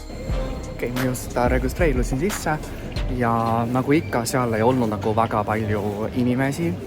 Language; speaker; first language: Estonian; non-native, fluent; Chinese